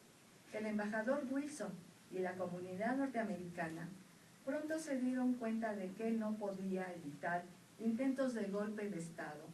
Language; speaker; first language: Spanish; native; Spanish